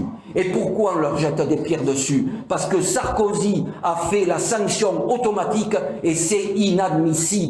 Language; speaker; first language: French; native; French